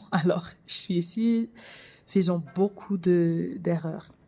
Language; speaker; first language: French; non-native, learner; English